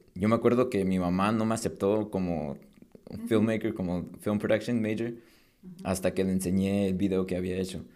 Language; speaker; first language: Spanish; early bilingual, heritage; Spanish